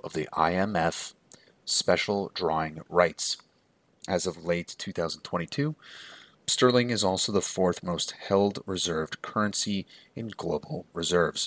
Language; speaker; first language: English; native; English